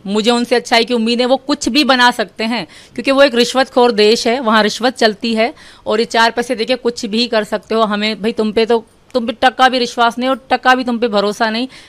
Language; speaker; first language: Urdu; non-native, local second language; Sindhi